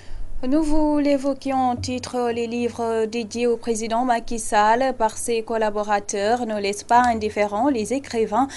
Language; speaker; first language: French; non-native, local second language; Wolof